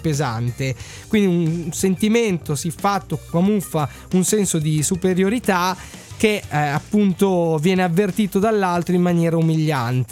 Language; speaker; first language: Italian; native; Italian